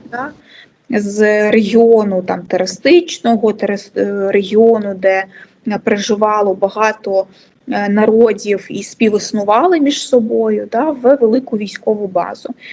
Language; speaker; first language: Ukrainian; non-native, local second language; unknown